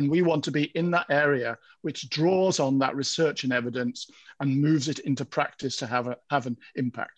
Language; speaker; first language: English; native; English